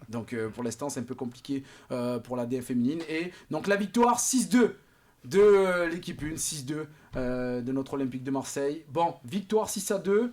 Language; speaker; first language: French; native; French